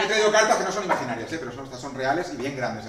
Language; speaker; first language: Spanish; native; Spanish